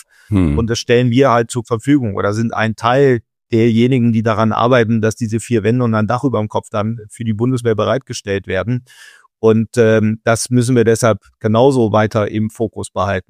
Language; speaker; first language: German; native; German